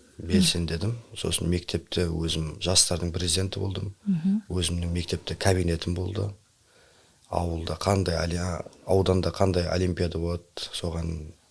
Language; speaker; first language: Kazakh; native; Kazakh